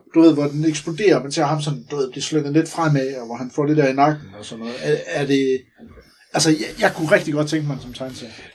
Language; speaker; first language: Danish; native; Danish